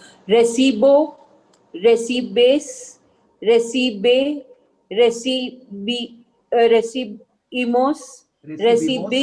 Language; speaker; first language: Spanish; non-native, learner; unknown